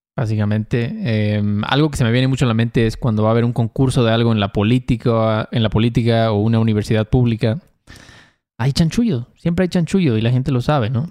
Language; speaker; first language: Spanish; native; Spanish